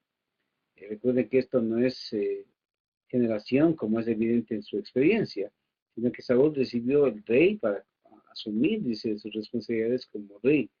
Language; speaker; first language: Spanish; native; Spanish